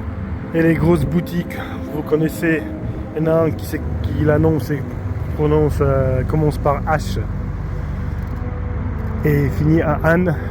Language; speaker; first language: French; non-native, fluent; Polish